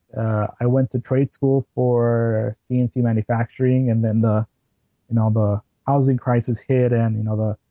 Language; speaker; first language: English; early bilingual, other home language; Spanish